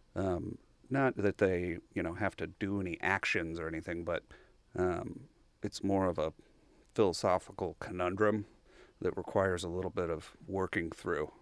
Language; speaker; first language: English; native; English